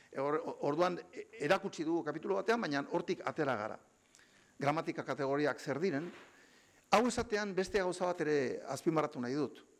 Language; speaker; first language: Basque; native; Basque